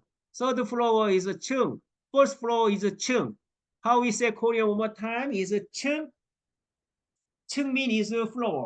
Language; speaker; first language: English; non-native, learner; Korean